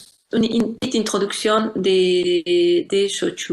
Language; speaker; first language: French; non-native, fluent; Spanish